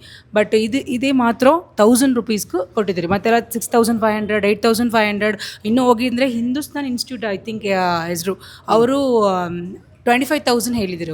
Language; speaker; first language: Kannada; non-native, local second language; Tamil